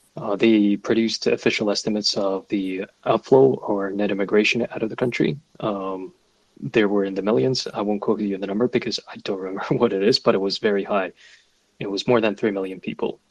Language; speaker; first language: English; non-native, fluent; Russian